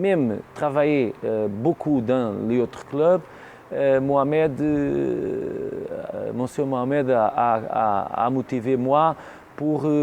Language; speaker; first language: French; non-native, learner; Portuguese